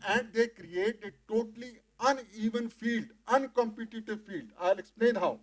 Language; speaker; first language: English; non-native, local second language; Punjabi